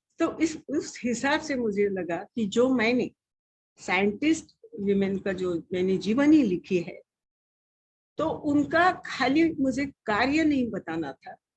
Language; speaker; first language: Hindi; non-native, local second language; Marathi